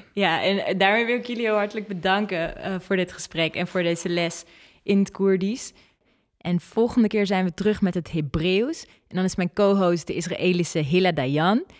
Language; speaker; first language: Dutch; native; Dutch